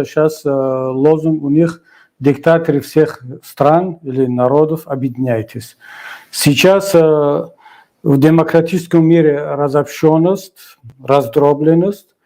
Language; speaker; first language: Russian; non-native, local second language; Tajik